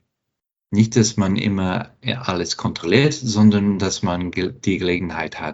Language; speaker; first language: German; non-native, fluent; English